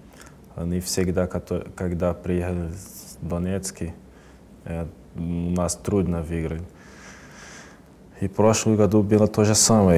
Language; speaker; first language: Russian; non-native, learner; Portuguese